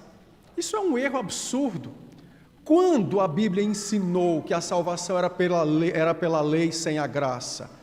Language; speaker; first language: Portuguese; native; Portuguese